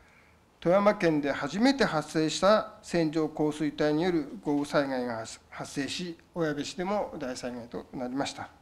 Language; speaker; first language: Japanese; native; Japanese